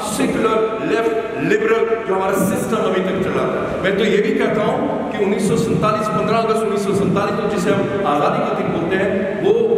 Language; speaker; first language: Urdu; non-native, local second language; Kashmiri